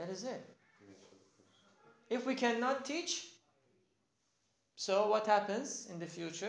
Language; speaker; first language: English; non-native, learner; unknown